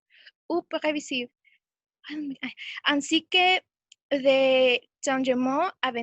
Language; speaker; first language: French; non-native, learner; Spanish